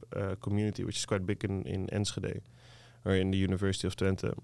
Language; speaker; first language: English; non-native, fluent; Dutch